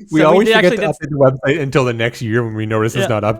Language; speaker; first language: English; native; English